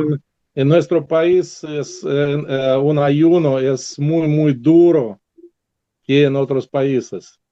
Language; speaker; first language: Spanish; non-native, learner; Russian